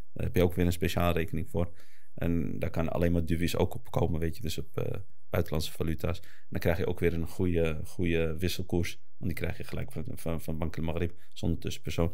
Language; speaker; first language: Dutch; early bilingual, other home language; Arabic